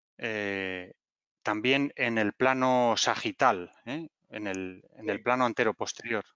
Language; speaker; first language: Spanish; native; Spanish